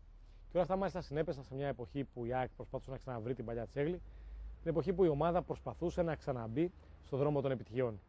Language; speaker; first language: Greek; native; Greek